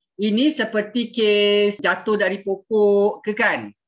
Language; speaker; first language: Malay; native; Malay